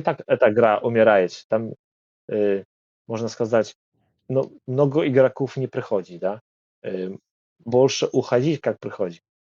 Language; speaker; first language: Russian; non-native, learner; Polish